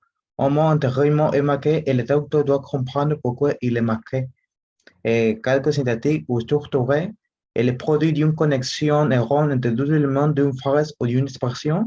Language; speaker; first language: French; non-native, learner; Spanish